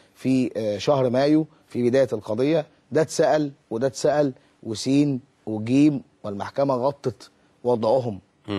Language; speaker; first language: Arabic; native; Arabic